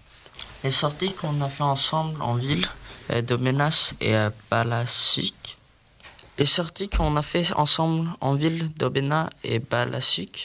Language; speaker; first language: French; non-native, learner; Swedish